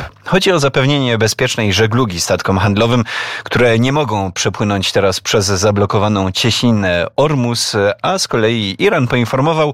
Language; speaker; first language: Polish; native; Polish